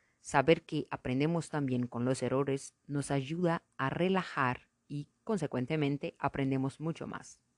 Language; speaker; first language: Spanish; non-native, fluent; Portuguese